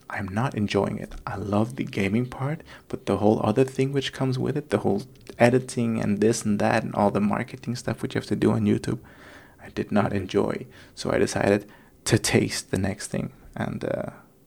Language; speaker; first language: English; non-native, fluent; Indonesian